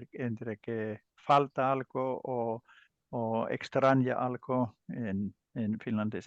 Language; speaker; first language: Spanish; non-native, learner; Finnish